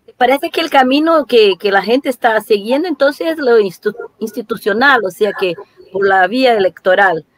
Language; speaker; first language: Spanish; non-native, fluent; Portuguese